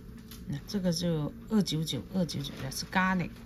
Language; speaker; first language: Chinese; non-native, local second language; Cantonese